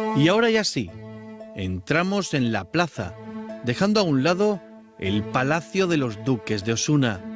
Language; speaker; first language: Spanish; native; Spanish